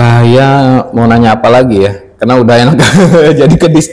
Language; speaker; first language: Indonesian; native; Indonesian